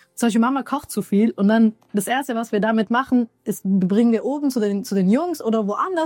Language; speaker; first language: German; early bilingual, other home language; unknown